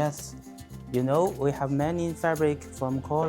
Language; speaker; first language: English; non-native, learner; Chinese